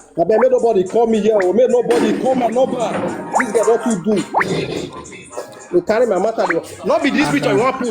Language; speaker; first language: Nigerian Pidgin; non-native, local second language; Esan